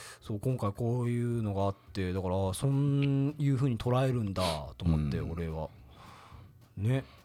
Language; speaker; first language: Japanese; native; Japanese